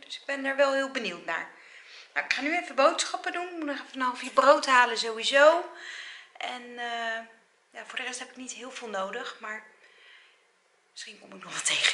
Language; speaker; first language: Dutch; native; Dutch